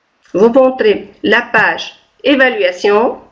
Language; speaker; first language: French; non-native, local second language; Arabic